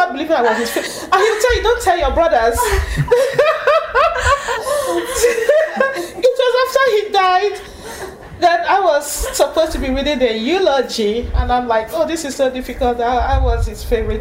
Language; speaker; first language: English; non-native, local second language; Igbo